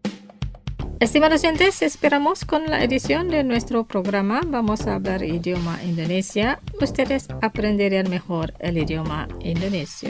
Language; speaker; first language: Spanish; non-native, fluent; Indonesian